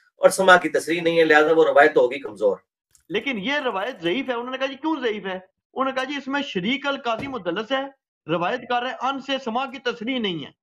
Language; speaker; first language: Urdu; native; Urdu